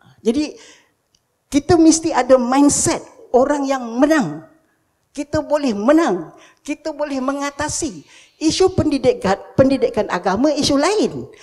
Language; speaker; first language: Malay; native; Malay